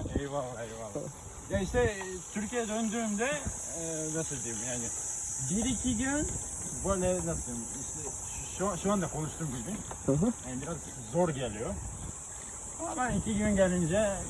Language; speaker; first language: Turkish; early bilingual, heritage; Turkish